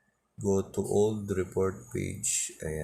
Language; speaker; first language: Filipino; native; Filipino